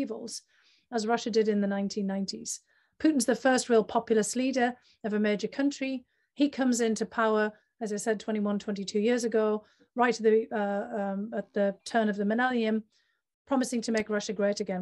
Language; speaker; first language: English; native; English